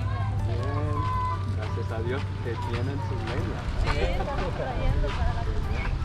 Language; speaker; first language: Spanish; non-native, fluent; English